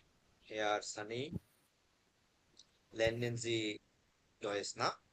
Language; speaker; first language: German; non-native, fluent; Bangla